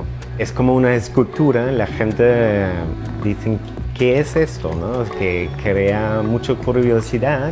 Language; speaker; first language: Spanish; non-native, fluent; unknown